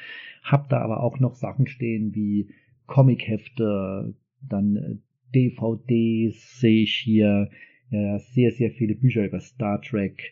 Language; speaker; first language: German; native; German